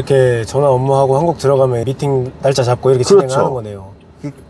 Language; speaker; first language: Korean; native; Korean